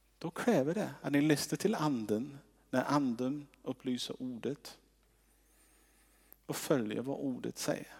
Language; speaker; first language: Swedish; non-native, fluent; English